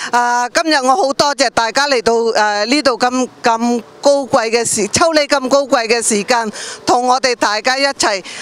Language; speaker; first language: Cantonese; non-native, learner; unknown